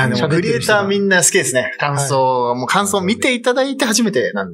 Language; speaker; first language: Japanese; native; Japanese